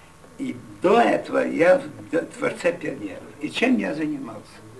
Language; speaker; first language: Russian; non-native, fluent; Yiddish